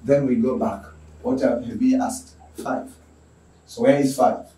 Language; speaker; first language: English; non-native, local second language; Swahili